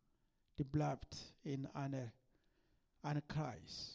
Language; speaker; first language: German; non-native, learner; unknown